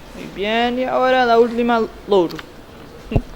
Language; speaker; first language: Spanish; non-native, learner; Portuguese